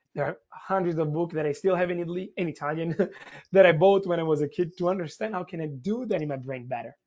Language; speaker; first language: English; non-native, fluent; Italian